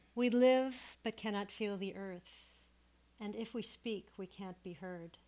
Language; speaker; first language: English; native; English